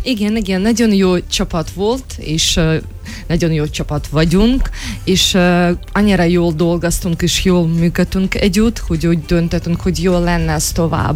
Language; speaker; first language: Hungarian; non-native, learner; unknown